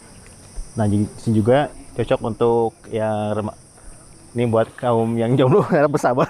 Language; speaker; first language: Indonesian; native; Indonesian